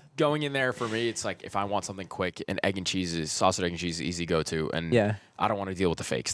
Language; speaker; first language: English; early bilingual, heritage; Persian